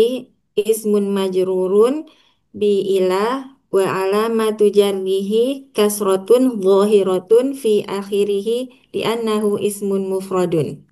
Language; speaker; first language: Arabic; non-native, learner; Indonesian